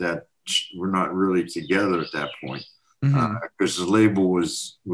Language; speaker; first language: English; native; English